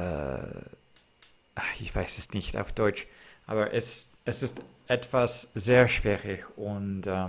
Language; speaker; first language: German; non-native, learner; English